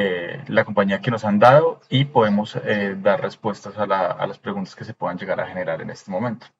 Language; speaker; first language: Spanish; native; Spanish